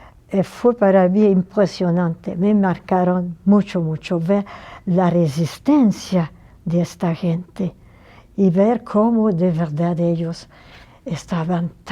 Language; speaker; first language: Spanish; non-native, fluent; French